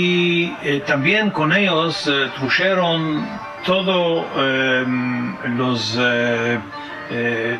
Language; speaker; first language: Spanish; early bilingual, heritage; French